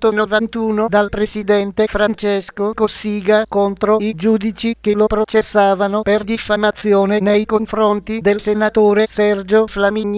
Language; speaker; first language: Italian; native; Italian